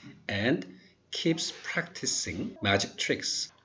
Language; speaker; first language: English; non-native, fluent; Korean